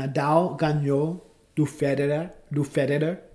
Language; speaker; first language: Portuguese; non-native, fluent; English